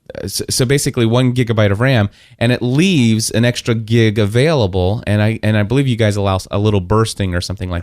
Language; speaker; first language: English; native; English